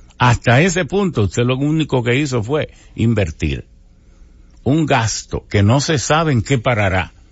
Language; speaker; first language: Spanish; native; Spanish